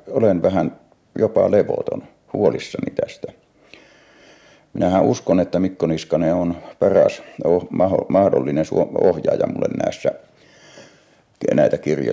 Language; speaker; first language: Finnish; native; Finnish